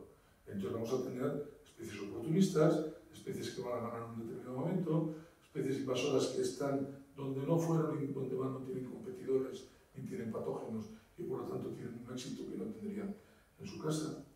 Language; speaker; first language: Spanish; native; Spanish